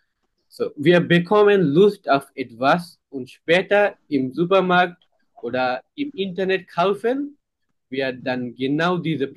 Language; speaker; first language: German; non-native, fluent; Bangla